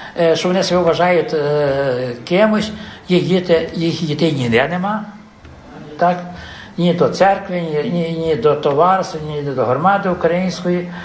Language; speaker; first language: Ukrainian; early bilingual, heritage; Ukrainian